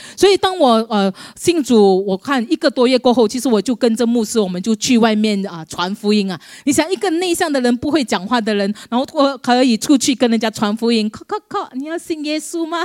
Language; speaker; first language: Chinese; native; Chinese